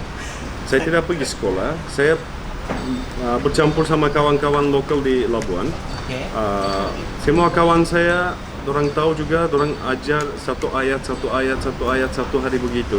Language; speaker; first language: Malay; non-native, fluent; Turkish